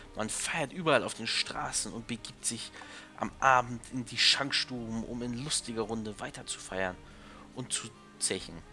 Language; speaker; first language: German; native; German